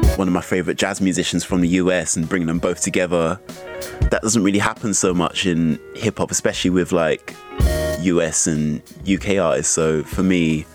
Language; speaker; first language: English; native; English